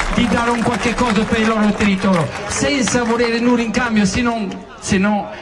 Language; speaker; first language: Italian; non-native, fluent; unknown